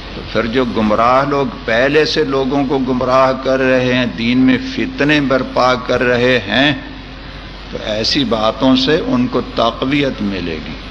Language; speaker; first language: Urdu; native; Urdu